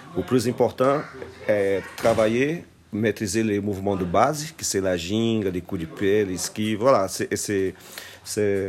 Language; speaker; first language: French; non-native, fluent; Portuguese